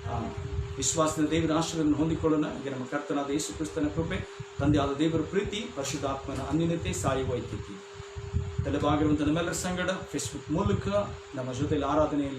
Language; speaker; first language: Kannada; native; Kannada